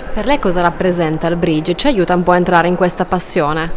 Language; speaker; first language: Italian; native; Italian